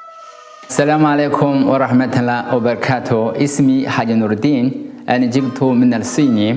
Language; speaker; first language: Arabic; non-native, learner; Chinese